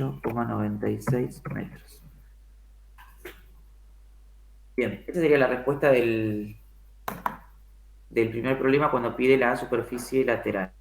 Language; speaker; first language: Spanish; native; Spanish